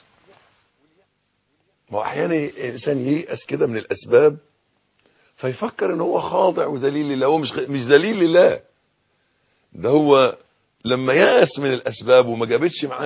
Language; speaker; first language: Arabic; native; Arabic